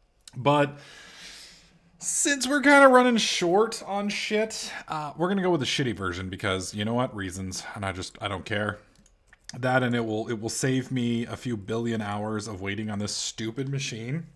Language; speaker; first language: English; native; English